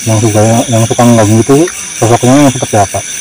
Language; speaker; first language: Indonesian; native; Indonesian